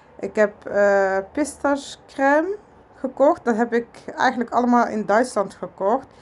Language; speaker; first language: Dutch; early bilingual, other home language; Arabic